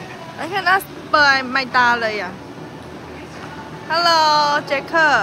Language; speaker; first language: English; non-native, learner; Chinese